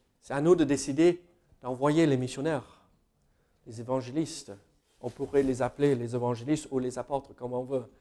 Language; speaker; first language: French; non-native, fluent; English